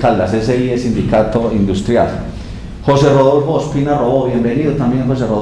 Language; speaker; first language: Spanish; native; Spanish